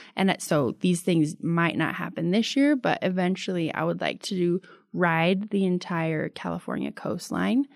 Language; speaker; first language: English; native; English